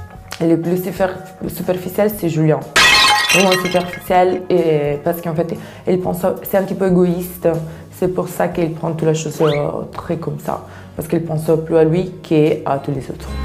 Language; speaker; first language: French; non-native, learner; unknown